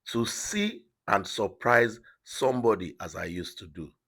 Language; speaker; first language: English; non-native, local second language; Yoruba